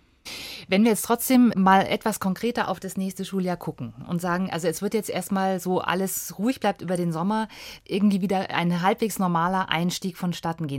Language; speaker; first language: German; native; German